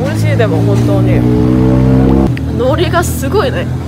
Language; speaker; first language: Japanese; non-native, fluent; Korean